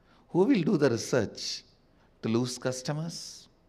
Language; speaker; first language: English; non-native, local second language; Tamil